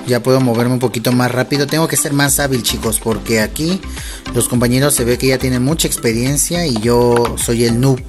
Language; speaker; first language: Spanish; native; Spanish